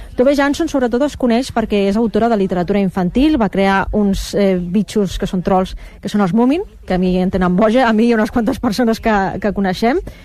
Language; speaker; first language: Catalan; native; Catalan